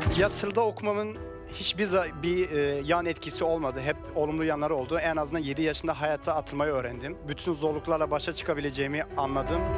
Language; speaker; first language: Turkish; non-native, local second language; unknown